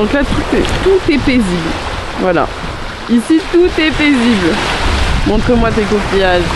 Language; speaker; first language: French; native; French